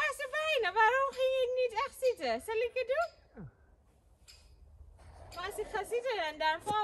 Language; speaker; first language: Dutch; non-native, fluent; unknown